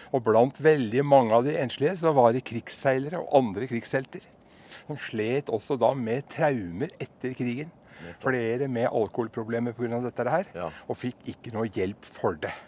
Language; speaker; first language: Norwegian; native; Norwegian